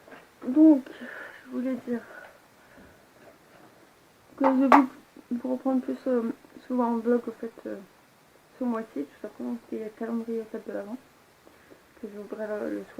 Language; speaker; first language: French; native; French